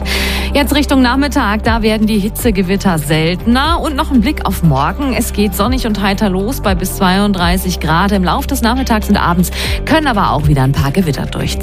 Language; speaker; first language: German; native; German